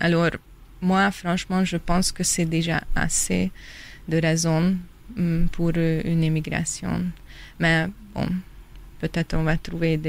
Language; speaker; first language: French; non-native, fluent; Hungarian